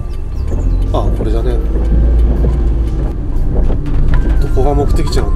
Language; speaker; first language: Japanese; native; Japanese